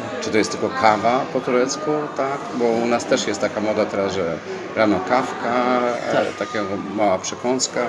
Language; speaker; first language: Polish; native; Polish